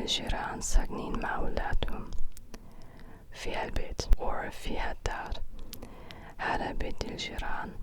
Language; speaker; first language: Arabic; non-native, learner; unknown